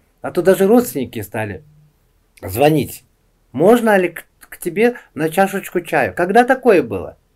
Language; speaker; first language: Russian; non-native, local second language; Uzbek